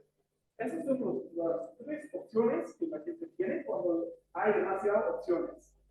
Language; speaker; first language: Spanish; non-native, fluent; English